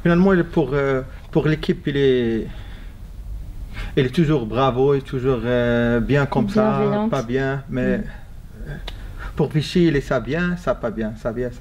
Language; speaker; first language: French; non-native, learner; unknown